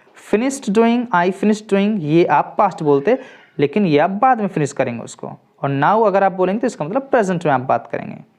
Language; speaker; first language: Hindi; native; Hindi